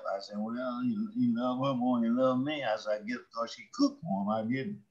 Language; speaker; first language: English; native; English